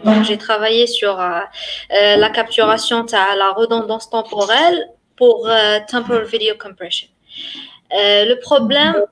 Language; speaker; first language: French; non-native, local second language; Arabic